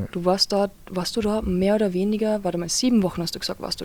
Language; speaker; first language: German; native; German